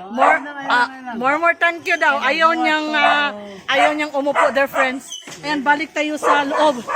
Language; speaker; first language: Filipino; non-native, local second language; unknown